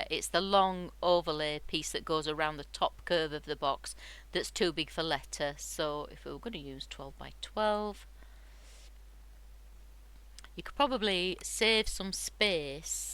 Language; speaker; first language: English; native; English